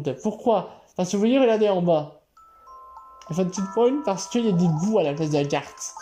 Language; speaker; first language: French; native; French